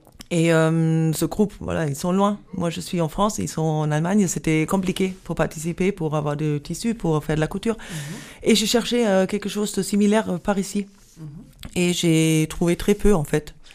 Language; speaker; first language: French; non-native, fluent; German